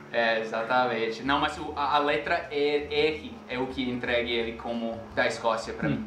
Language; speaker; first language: Portuguese; non-native, fluent; English